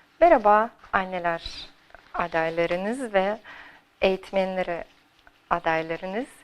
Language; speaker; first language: Turkish; non-native, learner; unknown